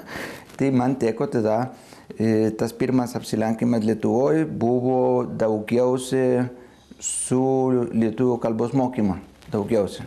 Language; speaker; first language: Lithuanian; non-native, fluent; Spanish